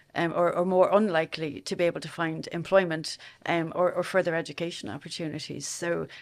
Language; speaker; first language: English; native; English